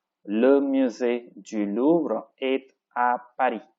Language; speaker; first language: French; non-native, fluent; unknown